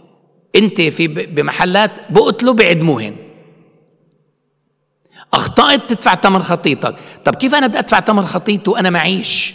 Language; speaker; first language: Arabic; native; Arabic